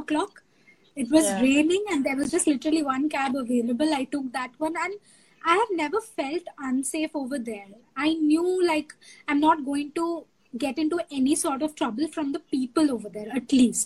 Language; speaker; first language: English; non-native, local second language; Bangla